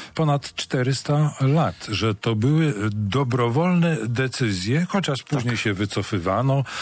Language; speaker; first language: Polish; native; Polish